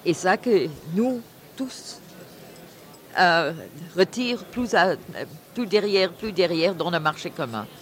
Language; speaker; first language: French; non-native, fluent; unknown